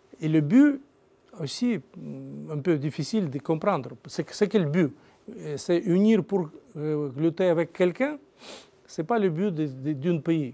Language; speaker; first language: French; non-native, learner; Russian